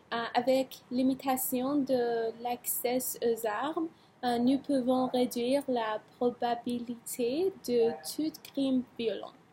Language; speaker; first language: French; non-native, learner; English